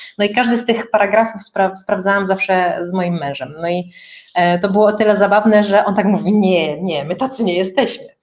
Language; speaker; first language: Polish; native; Polish